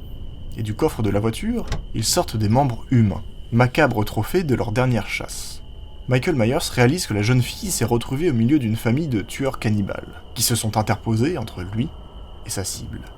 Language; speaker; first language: French; native; French